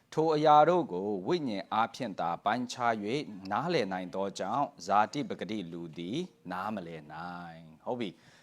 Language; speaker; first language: Burmese; non-native, local second language; Tedim Chin